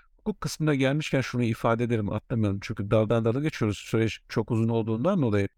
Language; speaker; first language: Turkish; native; Turkish